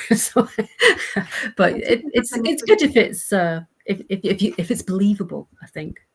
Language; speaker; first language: English; native; English